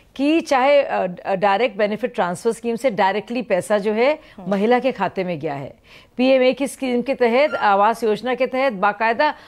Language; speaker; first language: Hindi; native; Hindi